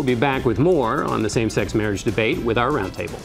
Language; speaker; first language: English; native; English